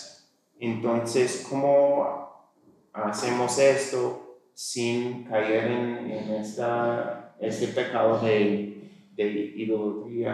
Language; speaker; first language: Spanish; non-native, fluent; English